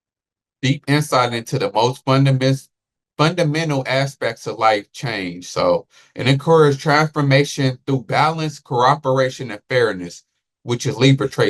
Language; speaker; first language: English; native; English